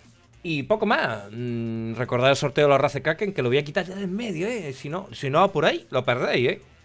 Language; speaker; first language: Spanish; native; Spanish